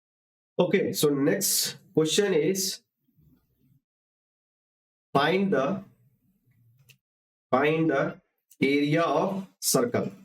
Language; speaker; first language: English; non-native, local second language; Hindi